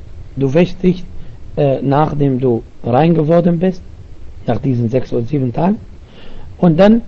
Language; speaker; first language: German; non-native, learner; Arabic